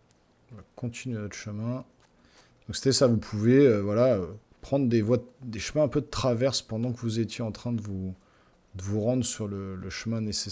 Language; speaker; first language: French; native; French